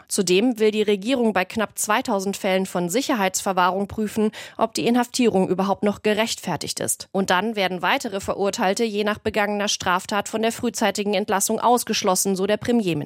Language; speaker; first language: German; native; German